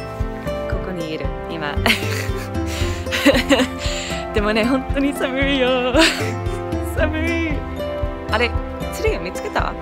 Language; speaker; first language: Japanese; non-native, learner; English